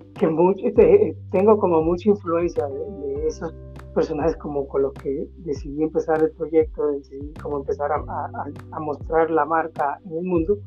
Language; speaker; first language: Spanish; native; Spanish